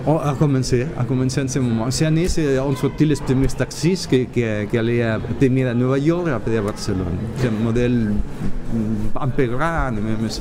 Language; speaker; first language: French; non-native, learner; Catalan